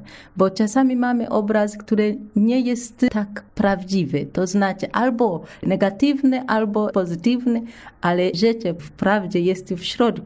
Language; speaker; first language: Polish; non-native, learner; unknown